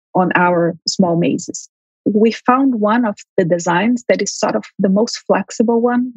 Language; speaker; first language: English; early bilingual, heritage; Armenian